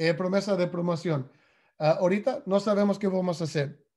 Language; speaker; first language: Spanish; non-native, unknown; English